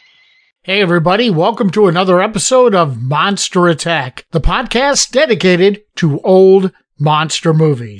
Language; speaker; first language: English; native; English